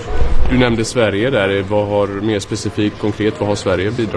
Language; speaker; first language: Swedish; native; Swedish